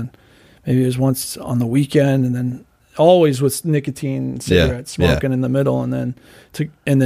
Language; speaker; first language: English; native; English